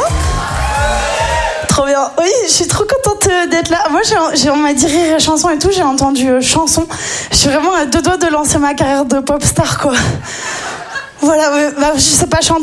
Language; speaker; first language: French; native; French